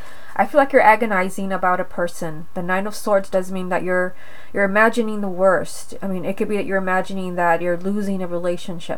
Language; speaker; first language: English; native; English